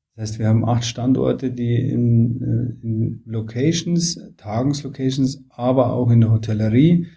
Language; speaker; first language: German; native; German